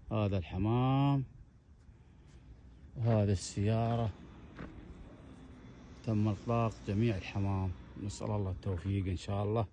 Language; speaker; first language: Arabic; native; Arabic